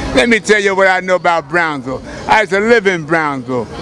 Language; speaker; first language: English; native; English